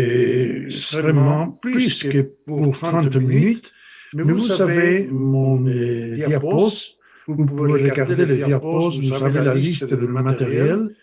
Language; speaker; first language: French; non-native, learner; Spanish